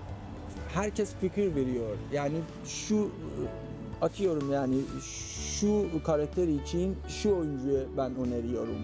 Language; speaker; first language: Turkish; non-native, fluent; Persian